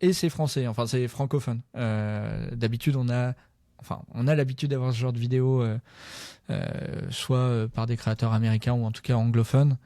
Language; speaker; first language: French; native; French